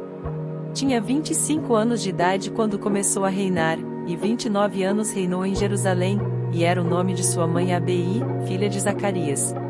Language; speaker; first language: Portuguese; native; Portuguese